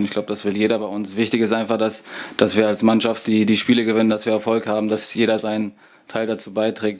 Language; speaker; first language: German; native; German